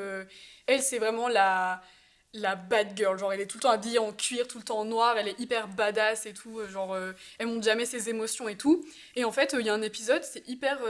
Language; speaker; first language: French; native; French